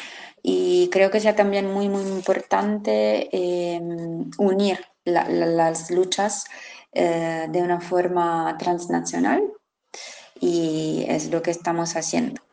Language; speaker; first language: Spanish; non-native, fluent; Italian